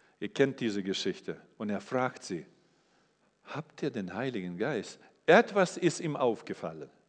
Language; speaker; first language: German; non-native, fluent; English